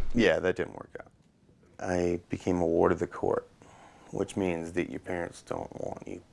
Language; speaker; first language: English; native; English